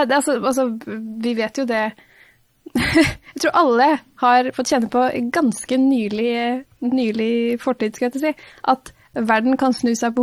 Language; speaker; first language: Norwegian; native; Norwegian